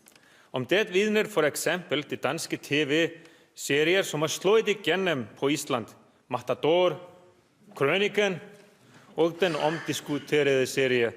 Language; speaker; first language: Danish; non-native, fluent; Icelandic